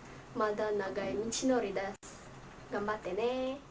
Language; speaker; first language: Japanese; non-native, learner; Malay